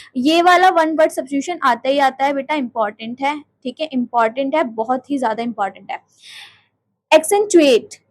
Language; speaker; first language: Hindi; native; Hindi